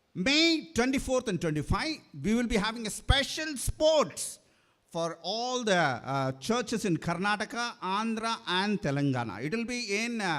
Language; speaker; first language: English; non-native, local second language; Kannada